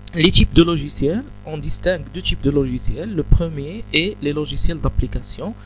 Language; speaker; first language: French; non-native, local second language; Arabic